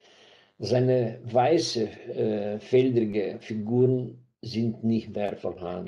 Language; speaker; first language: German; non-native, fluent; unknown